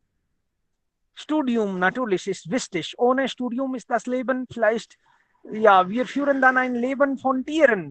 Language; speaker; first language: German; non-native, fluent; Hindi